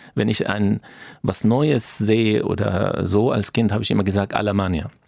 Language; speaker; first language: German; non-native, fluent; Arabic